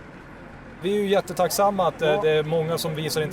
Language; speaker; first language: Swedish; native; Swedish